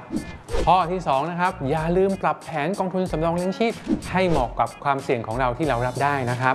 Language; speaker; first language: Thai; native; Thai